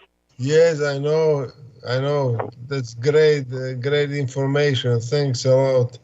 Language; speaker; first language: English; non-native, fluent; Slovak